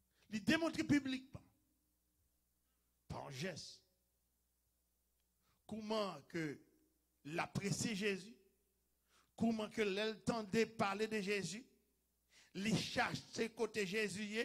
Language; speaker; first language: French; native; French